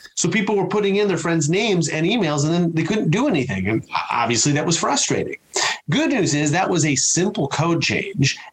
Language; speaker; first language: English; native; English